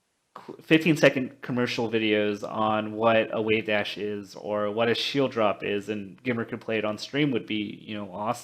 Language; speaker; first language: English; native; English